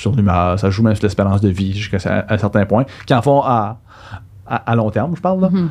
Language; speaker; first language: French; native; French